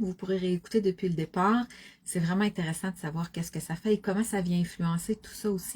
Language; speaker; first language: French; native; French